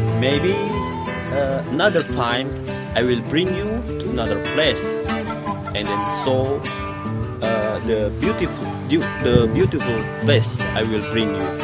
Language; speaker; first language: English; non-native, learner; Indonesian